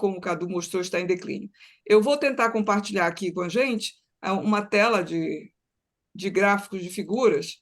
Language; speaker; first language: Portuguese; native; Portuguese